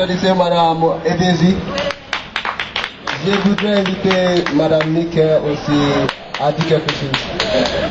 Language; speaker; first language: French; non-native, learner; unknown